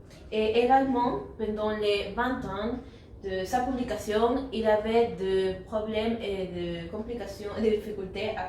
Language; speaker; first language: French; non-native, learner; Spanish